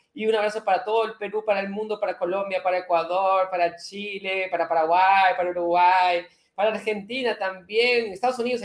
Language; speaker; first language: Spanish; native; Spanish